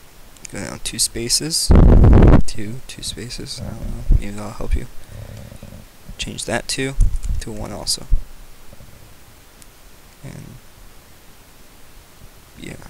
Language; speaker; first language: English; native; English